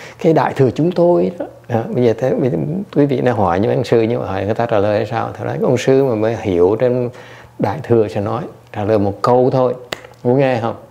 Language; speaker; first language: Vietnamese; early bilingual, heritage; Vietnamese